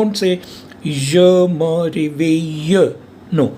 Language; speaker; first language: French; non-native, fluent; Hindi